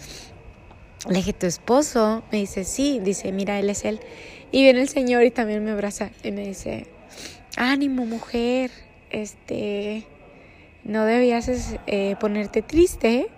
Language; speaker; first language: Spanish; native; Spanish